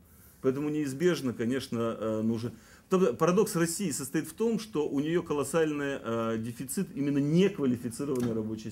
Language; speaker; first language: Russian; native; Russian